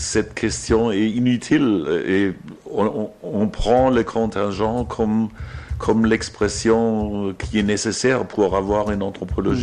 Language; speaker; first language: French; non-native, fluent; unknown